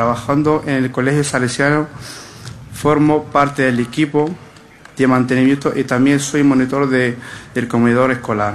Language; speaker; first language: Spanish; non-native, fluent; Arabic